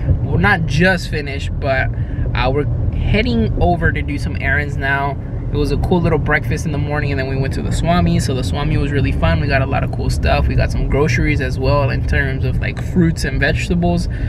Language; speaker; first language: English; early bilingual, other home language; Spanish